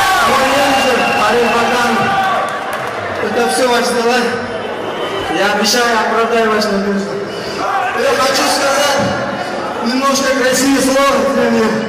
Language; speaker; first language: Russian; non-native, learner; Uzbek